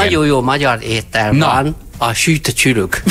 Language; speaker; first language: Hungarian; non-native, learner; Chinese